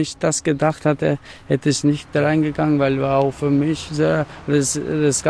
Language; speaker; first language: German; non-native, learner; Albanian